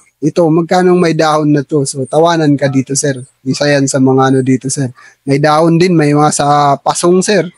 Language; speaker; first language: Filipino; non-native, local second language; Tausug